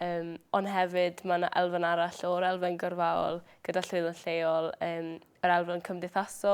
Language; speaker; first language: Welsh; native; Welsh